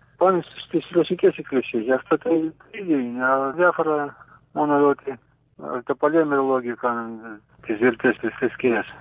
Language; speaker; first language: Greek; early bilingual, heritage; Greek